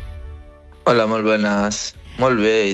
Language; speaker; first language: Catalan; non-native, fluent; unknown